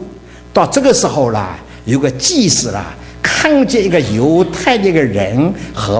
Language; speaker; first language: Chinese; native; Chinese